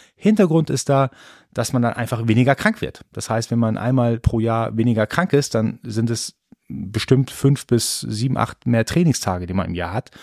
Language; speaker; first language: German; early bilingual, other home language; Persian